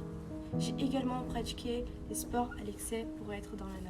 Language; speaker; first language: French; native; French